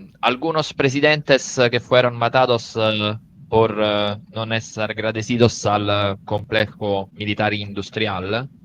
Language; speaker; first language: Spanish; non-native, fluent; Italian